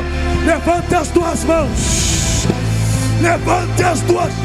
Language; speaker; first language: Portuguese; native; Portuguese